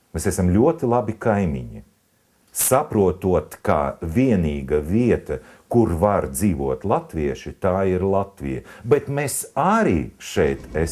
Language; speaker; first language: Latvian; non-native, local second language; Russian